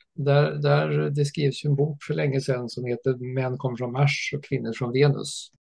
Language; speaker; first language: Swedish; early bilingual, other home language; English